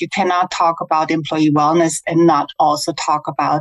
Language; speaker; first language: English; non-native, fluent; German